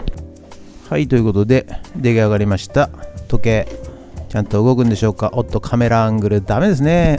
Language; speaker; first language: Japanese; native; Japanese